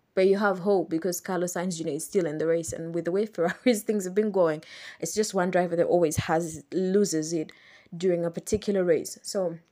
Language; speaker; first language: English; non-native, local second language; Ganda